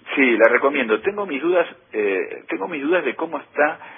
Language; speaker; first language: Spanish; native; Spanish